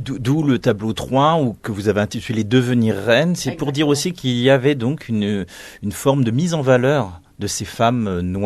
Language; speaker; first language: French; native; French